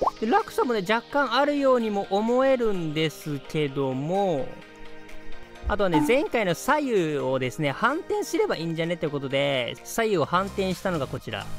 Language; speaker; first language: Japanese; native; Japanese